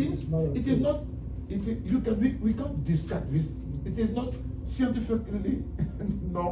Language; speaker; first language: English; non-native, learner; French